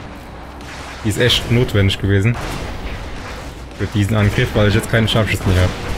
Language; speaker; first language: German; native; German